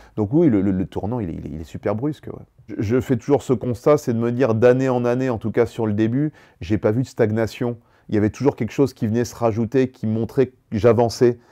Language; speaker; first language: French; native; French